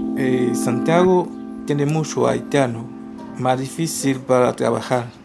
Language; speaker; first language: Spanish; non-native, learner; Haitian Creole